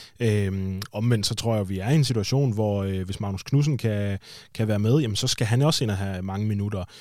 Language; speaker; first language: Danish; native; Danish